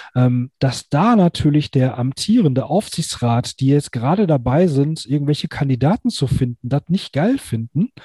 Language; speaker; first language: German; native; German